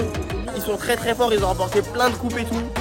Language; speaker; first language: French; native; French